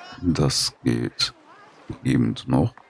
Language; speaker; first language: German; native; German